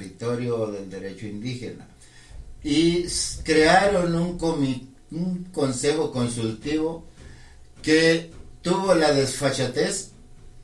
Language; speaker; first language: Spanish; non-native, local second language; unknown